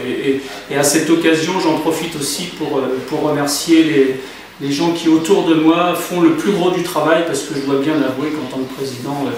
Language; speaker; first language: French; native; French